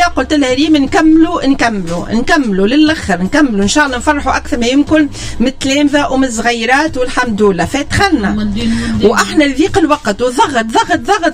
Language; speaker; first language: Arabic; native; Arabic